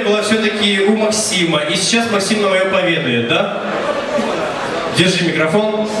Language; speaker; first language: Russian; native; Russian